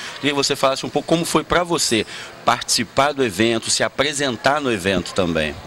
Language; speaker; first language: Portuguese; native; Portuguese